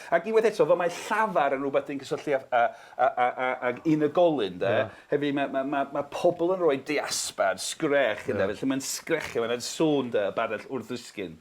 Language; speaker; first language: Welsh; non-native, fluent; English